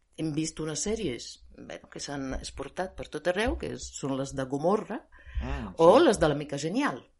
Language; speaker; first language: Catalan; non-native, fluent; Italian